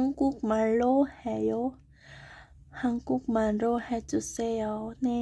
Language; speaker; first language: Korean; non-native, learner; Thai